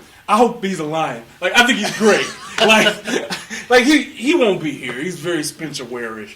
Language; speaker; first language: English; native; English